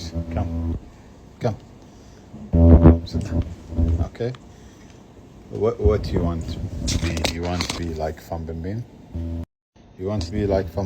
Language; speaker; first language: English; non-native, learner; Arabic